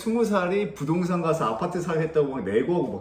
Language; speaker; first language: Korean; native; Korean